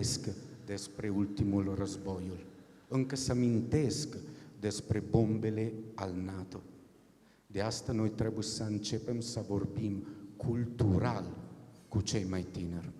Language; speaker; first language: Romanian; non-native, fluent; Italian